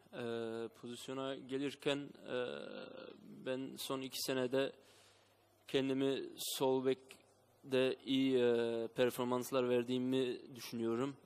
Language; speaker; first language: Turkish; early bilingual, heritage; Turkish